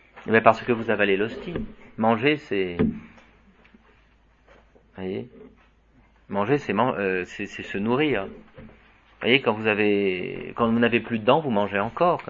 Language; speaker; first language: French; native; French